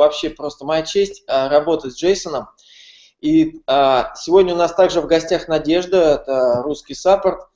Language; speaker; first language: Russian; native; Russian